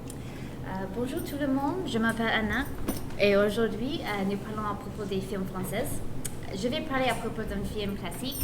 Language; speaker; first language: French; non-native, learner; English